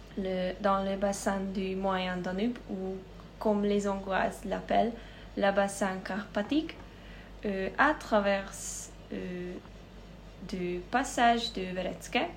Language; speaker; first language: French; non-native, learner; Hungarian